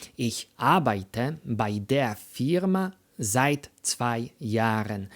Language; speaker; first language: German; non-native, fluent; Polish